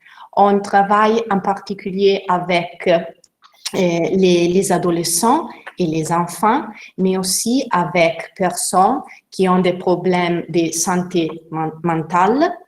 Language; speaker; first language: French; non-native, learner; Italian